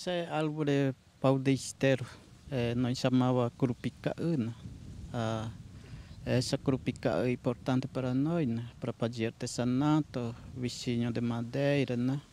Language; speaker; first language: Portuguese; non-native, local second language; Guarani